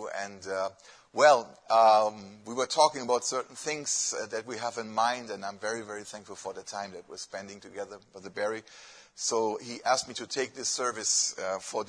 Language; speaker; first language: English; non-native, fluent; German